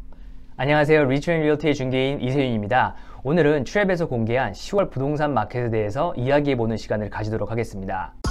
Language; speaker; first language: Korean; native; Korean